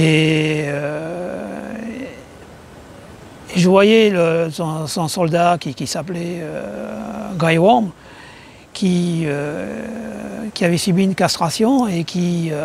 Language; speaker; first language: French; native; French